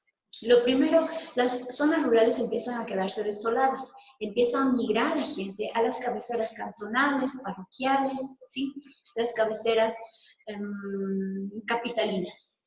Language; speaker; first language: Spanish; native; Spanish